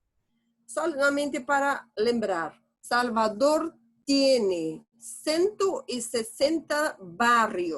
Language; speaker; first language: Spanish; non-native, learner; Portuguese